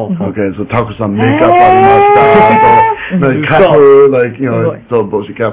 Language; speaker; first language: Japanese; non-native, learner; English